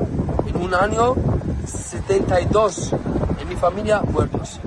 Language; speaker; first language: Spanish; non-native, learner; Arabic